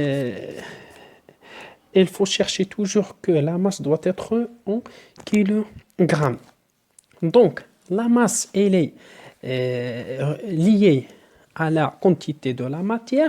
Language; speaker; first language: French; non-native, local second language; Arabic